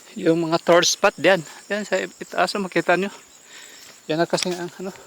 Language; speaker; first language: Filipino; non-native, local second language; Cebuano